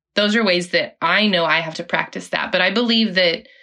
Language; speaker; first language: English; native; English